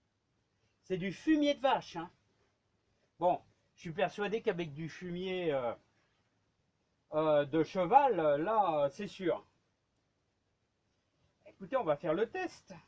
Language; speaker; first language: French; native; French